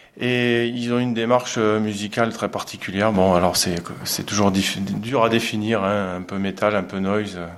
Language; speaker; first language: French; native; French